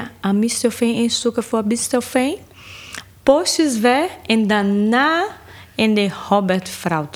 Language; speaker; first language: Dutch; non-native, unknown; Portuguese